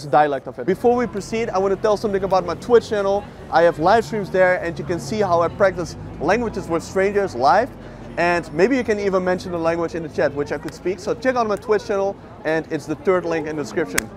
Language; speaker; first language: English; non-native, fluent; Dutch